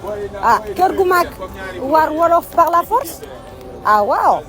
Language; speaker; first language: Wolof; non-native, learner; French